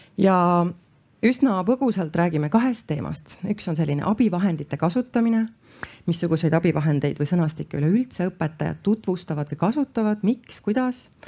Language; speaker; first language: Estonian; native; Estonian